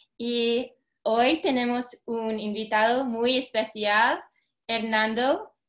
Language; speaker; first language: Spanish; early bilingual, heritage; Spanish